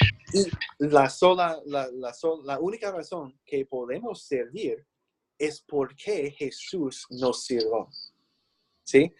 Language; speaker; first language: Spanish; non-native, fluent; English